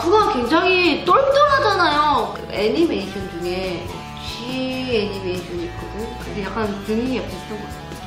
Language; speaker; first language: Korean; native; Korean